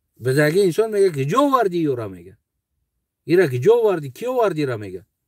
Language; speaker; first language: Tajik; non-native, local second language; Uzbek